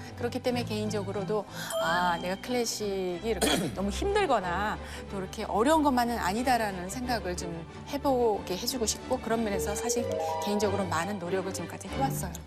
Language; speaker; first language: Korean; native; Korean